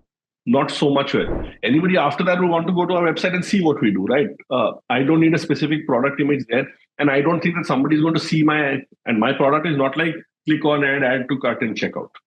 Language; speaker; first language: English; non-native, local second language; Hindi